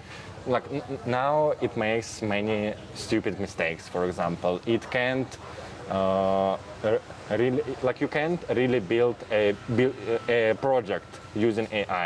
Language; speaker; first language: English; non-native, fluent; Russian